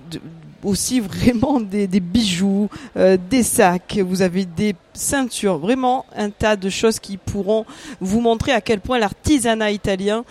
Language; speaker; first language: French; native; French